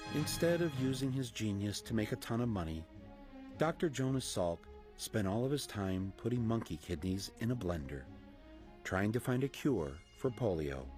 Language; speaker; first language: English; native; English